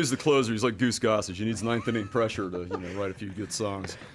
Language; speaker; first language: English; native; English